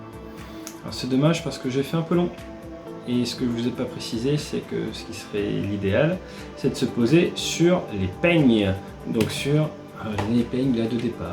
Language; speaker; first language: French; native; French